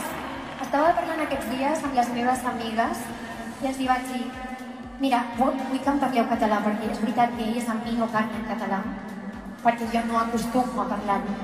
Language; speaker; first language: Catalan; non-native, local second language; Spanish